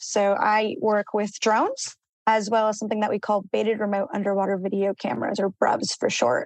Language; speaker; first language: English; early bilingual, other home language; Spanish